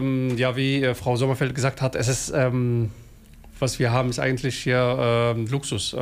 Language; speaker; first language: German; non-native, fluent; Somali